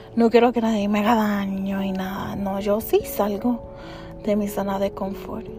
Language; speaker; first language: Spanish; early bilingual, heritage; Spanish